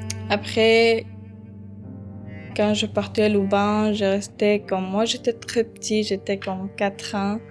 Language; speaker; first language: French; early bilingual, other home language; Arabic